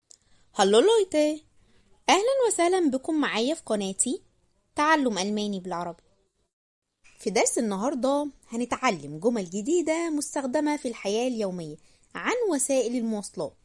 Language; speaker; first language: Arabic; native; Arabic